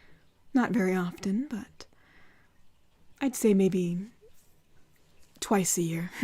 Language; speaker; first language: English; native; English